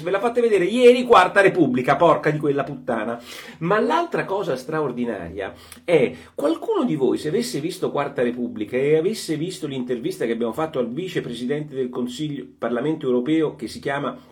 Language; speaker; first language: Italian; native; Italian